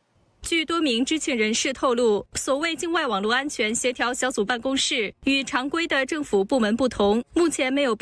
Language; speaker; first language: Chinese; native; Chinese